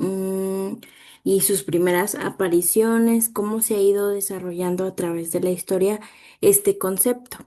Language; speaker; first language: Spanish; native; Spanish